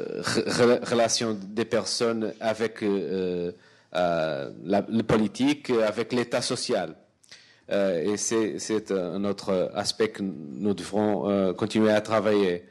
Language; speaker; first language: French; non-native, fluent; Portuguese